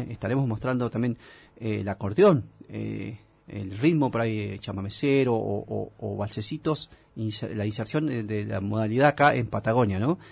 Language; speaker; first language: Spanish; native; Spanish